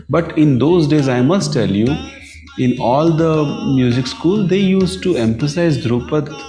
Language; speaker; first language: English; non-native, local second language; Marathi